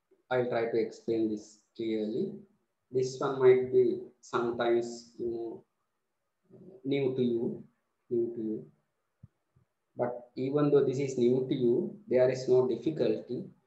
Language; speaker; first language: English; non-native, local second language; Sinhala